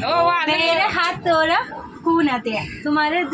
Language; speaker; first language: Hindi; non-native, local second language; Malayalam